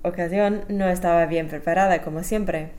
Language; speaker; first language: Spanish; non-native, fluent; English